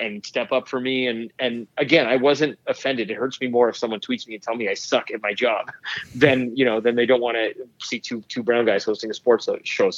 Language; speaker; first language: English; native; English